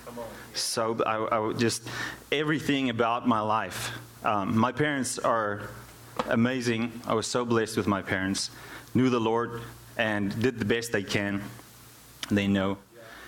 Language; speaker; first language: English; non-native, local second language; Afrikaans